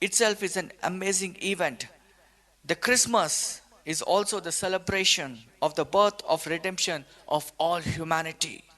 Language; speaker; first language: English; non-native, local second language; Telugu